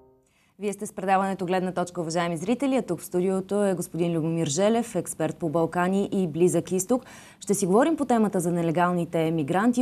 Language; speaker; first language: Bulgarian; native; Bulgarian